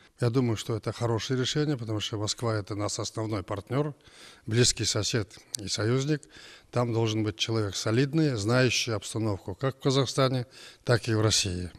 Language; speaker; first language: Russian; non-native, local second language; Kazakh